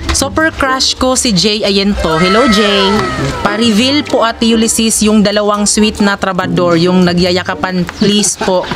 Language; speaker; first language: Filipino; non-native, local second language; Cebuano